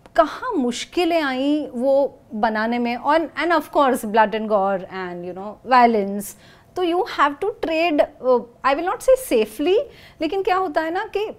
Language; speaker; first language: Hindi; non-native, local second language; Gujarati